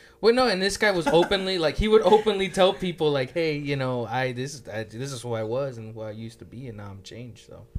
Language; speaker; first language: English; early bilingual, other home language; Spanish